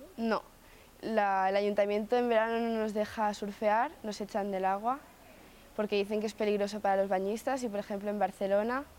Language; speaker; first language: Spanish; native; Spanish